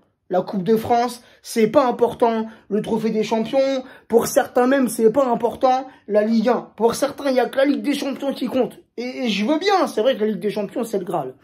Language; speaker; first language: French; native; French